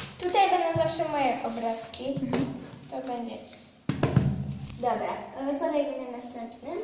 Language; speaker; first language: Polish; early bilingual, heritage; Polish